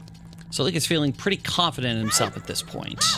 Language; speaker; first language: English; native; English